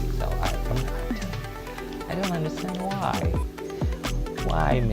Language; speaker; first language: English; non-native, fluent; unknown